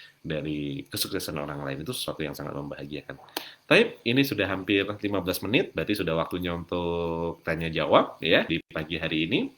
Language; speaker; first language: Indonesian; native; Indonesian